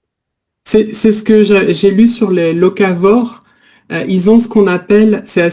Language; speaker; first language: French; native; French